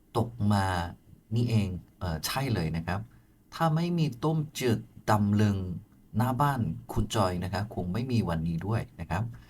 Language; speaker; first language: Thai; non-native, fluent; Korean